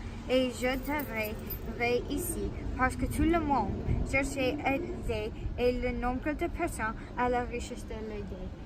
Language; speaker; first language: French; non-native, learner; English